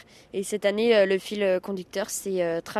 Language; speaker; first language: French; native; French